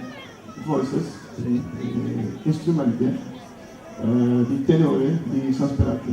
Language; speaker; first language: Italian; non-native, learner; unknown